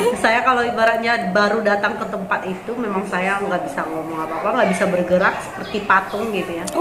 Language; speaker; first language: Indonesian; native; Indonesian